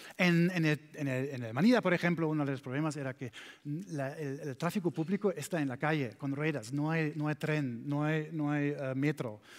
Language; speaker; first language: Spanish; non-native, learner; German